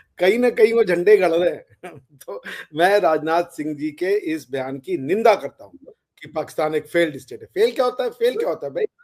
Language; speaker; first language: Hindi; native; Hindi